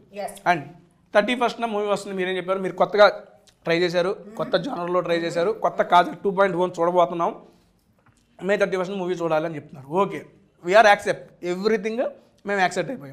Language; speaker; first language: Telugu; native; Telugu